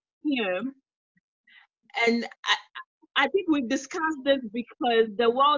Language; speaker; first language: English; non-native, local second language; Akan